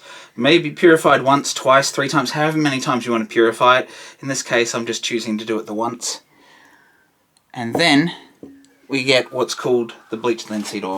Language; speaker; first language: English; native; English